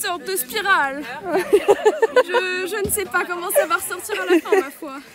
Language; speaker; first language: French; native; French